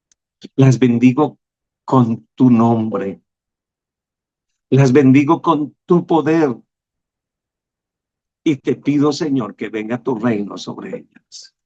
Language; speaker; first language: Spanish; native; Spanish